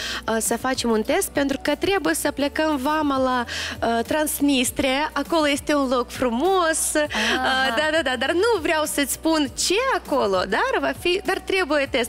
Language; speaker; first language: Romanian; non-native, local second language; Russian